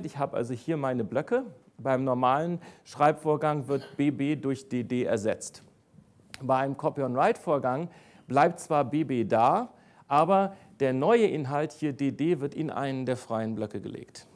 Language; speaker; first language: German; native; German